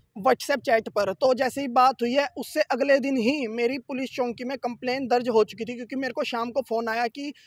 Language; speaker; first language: Hindi; native; Hindi